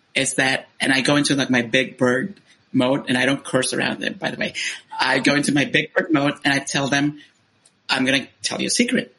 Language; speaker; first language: English; non-native, fluent; Spanish